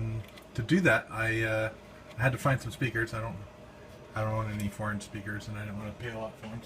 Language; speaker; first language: English; native; English